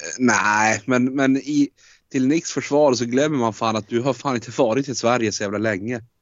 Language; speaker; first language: Swedish; native; Swedish